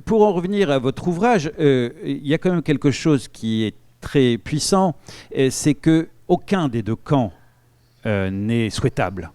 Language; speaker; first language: French; native; French